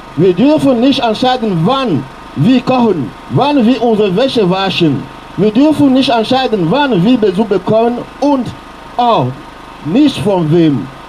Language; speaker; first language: German; non-native, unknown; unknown